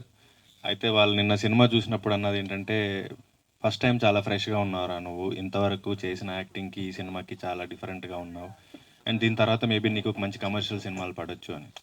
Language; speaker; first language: Telugu; native; Telugu